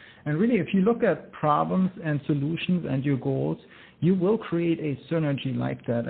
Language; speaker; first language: English; non-native, fluent; German